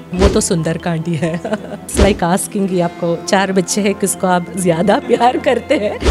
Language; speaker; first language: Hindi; non-native, local second language; Malayalam